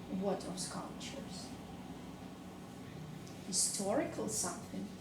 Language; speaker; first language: English; non-native, fluent; Russian